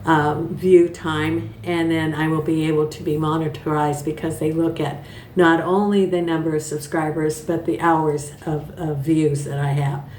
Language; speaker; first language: English; native; English